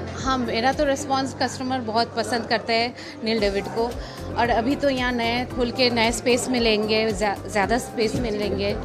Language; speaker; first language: Hindi; non-native, local second language; Nepali